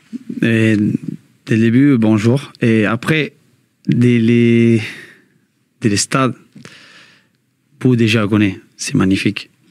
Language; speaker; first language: French; non-native, learner; Spanish